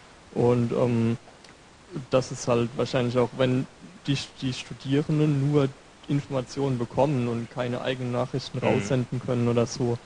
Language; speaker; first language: German; native; German